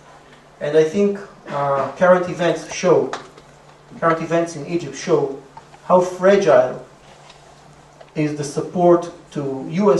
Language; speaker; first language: English; non-native, fluent; Hebrew